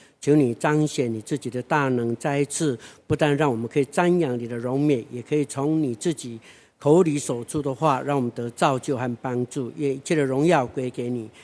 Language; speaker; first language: Chinese; non-native, local second language; Hakka Chinese